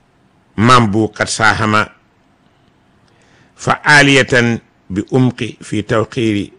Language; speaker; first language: Arabic; non-native, fluent; Wolof